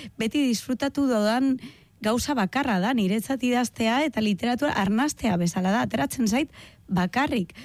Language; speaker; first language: Basque; non-native, local second language; Spanish